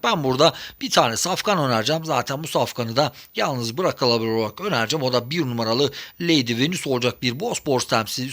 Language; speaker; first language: Turkish; native; Turkish